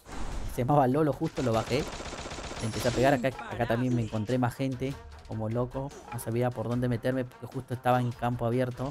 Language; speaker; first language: Spanish; native; Spanish